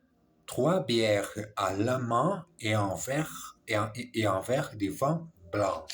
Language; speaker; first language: French; non-native, learner; English